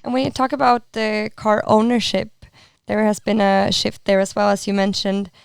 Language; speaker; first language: English; non-native, fluent; Swedish